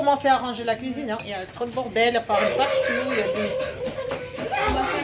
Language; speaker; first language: French; native; French